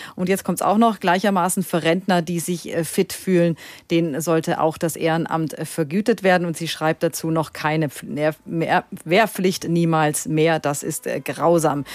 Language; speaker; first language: German; native; German